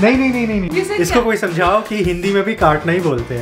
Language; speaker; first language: Hindi; native; Hindi